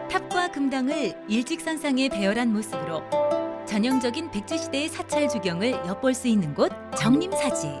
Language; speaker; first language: Korean; native; Korean